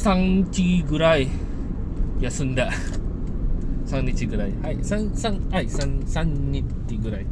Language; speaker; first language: Japanese; non-native, learner; Indonesian